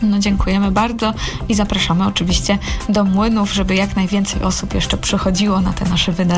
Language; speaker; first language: Polish; native; Polish